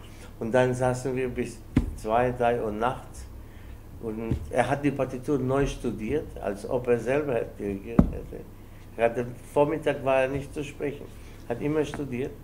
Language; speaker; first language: German; non-native, fluent; Spanish